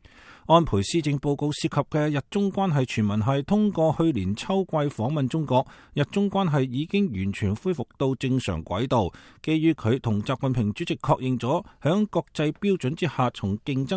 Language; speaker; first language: Chinese; native; Chinese